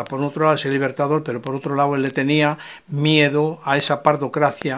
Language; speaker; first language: Spanish; native; Spanish